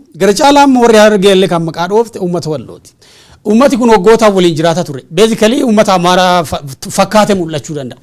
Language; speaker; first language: Oromo; native; Oromo